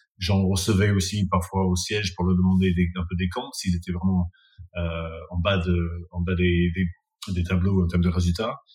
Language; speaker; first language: French; non-native, fluent; English